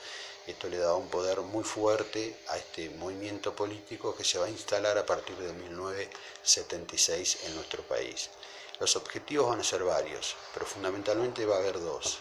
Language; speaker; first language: Spanish; native; Spanish